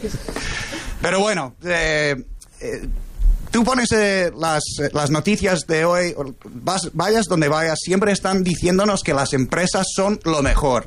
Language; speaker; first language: Spanish; non-native, fluent; English